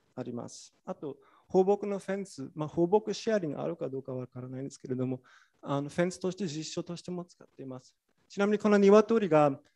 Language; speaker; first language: Japanese; non-native, fluent; German